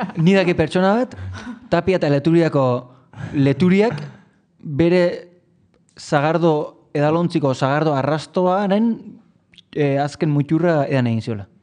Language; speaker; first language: Basque; native; Basque